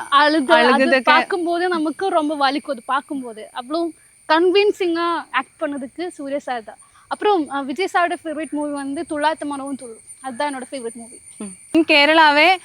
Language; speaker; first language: Tamil; non-native, learner; Malayalam